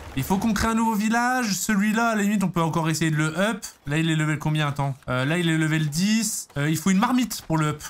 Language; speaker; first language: French; native; French